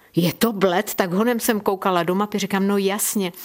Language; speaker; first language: Czech; native; Czech